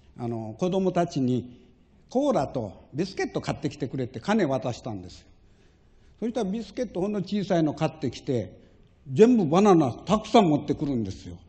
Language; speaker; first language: Japanese; native; Japanese